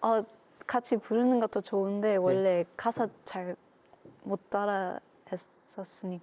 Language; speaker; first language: Korean; non-native, learner; English